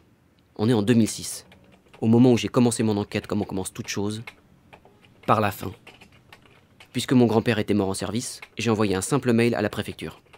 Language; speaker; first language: French; native; French